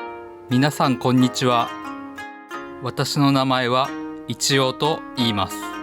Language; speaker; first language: Japanese; native; Japanese